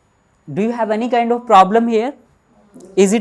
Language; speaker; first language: English; non-native, local second language; Hindi